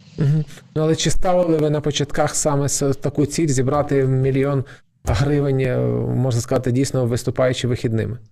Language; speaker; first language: Ukrainian; native; Ukrainian